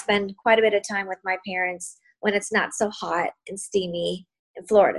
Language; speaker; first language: English; native; English